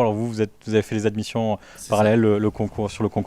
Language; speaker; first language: French; native; French